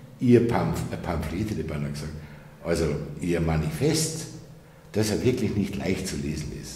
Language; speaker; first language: German; native; German